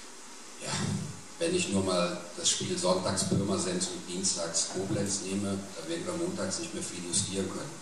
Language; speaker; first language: German; native; German